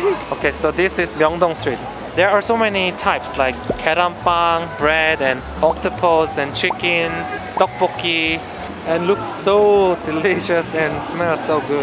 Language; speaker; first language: English; non-native, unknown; Korean